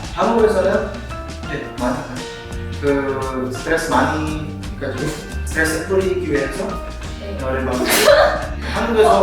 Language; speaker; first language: Korean; non-native, learner; Indonesian